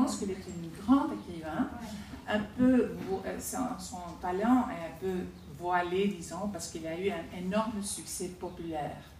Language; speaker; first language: French; non-native, fluent; Spanish